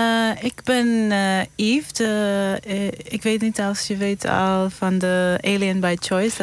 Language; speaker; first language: Dutch; non-native, learner; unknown